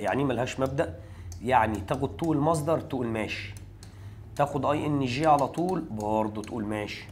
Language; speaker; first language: Arabic; native; Arabic